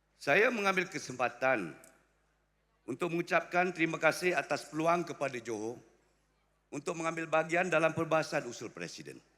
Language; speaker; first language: Malay; native; Malay